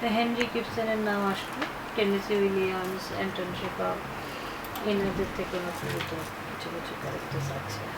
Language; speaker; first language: Bangla; early bilingual, heritage; Bangla